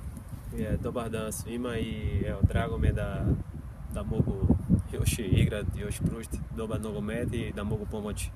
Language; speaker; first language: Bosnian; non-native, fluent; Portuguese